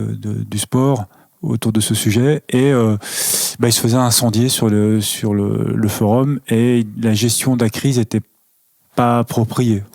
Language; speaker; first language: French; native; French